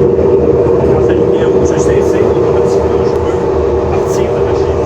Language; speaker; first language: French; native; French